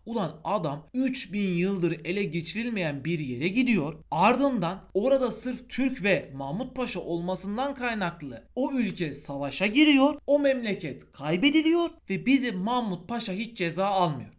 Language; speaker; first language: Turkish; native; Turkish